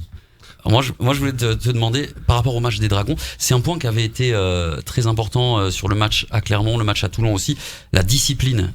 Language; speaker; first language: French; native; French